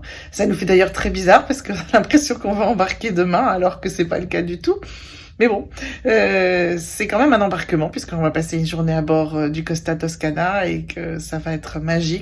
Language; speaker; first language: French; native; French